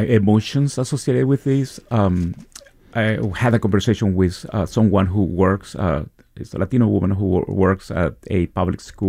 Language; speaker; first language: English; non-native, fluent; Spanish